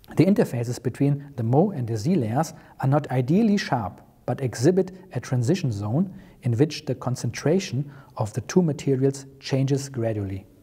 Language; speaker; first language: English; non-native, fluent; German